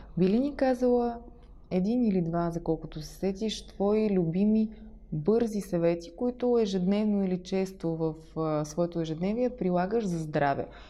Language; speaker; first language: Bulgarian; native; Bulgarian